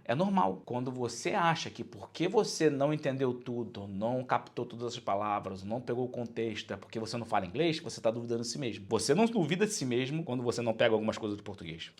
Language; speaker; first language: Portuguese; native; Portuguese